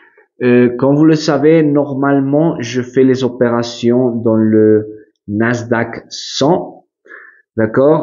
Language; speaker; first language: French; non-native, fluent; Spanish